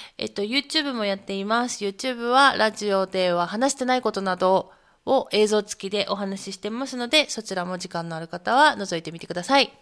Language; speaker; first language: Japanese; native; Japanese